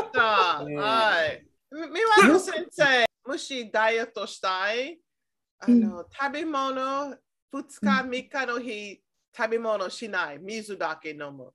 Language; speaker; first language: Japanese; non-native, learner; English